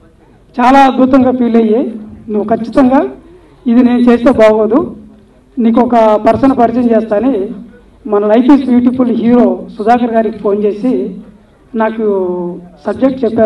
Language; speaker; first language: Telugu; native; Telugu